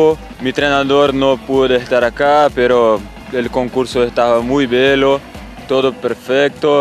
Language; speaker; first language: Spanish; non-native, learner; Portuguese